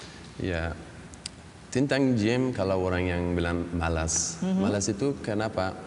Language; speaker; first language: Indonesian; non-native, learner; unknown